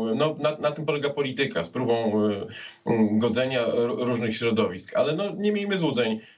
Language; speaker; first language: Polish; native; Polish